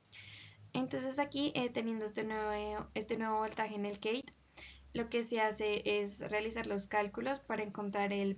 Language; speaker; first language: Spanish; native; Spanish